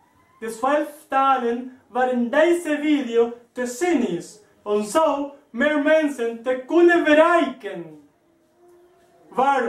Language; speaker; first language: Dutch; non-native, learner; Spanish